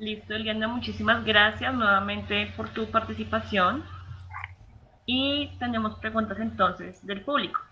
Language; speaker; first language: Spanish; native; Spanish